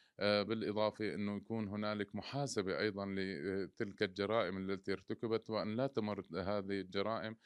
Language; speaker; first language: Arabic; native; Arabic